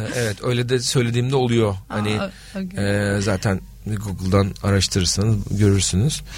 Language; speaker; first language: Turkish; native; Turkish